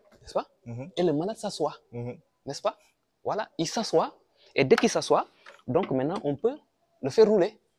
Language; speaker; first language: French; non-native, local second language; Wolof